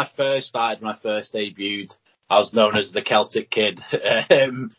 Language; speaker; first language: English; non-native, local second language; Welsh